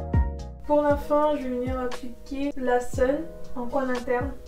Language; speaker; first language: French; native; French